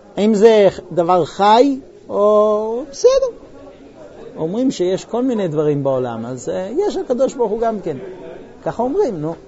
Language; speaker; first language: Hebrew; non-native, fluent; English